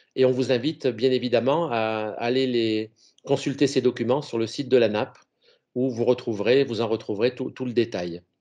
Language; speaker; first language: French; native; French